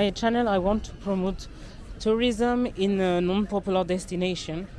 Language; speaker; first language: English; non-native, learner; French